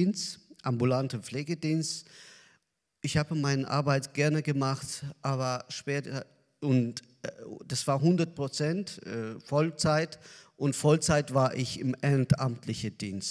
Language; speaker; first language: German; non-native, learner; Azerbaijani